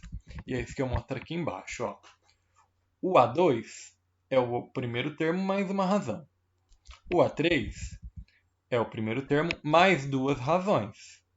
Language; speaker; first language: Portuguese; native; Portuguese